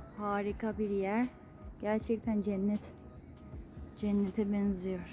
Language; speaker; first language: Turkish; non-native, fluent; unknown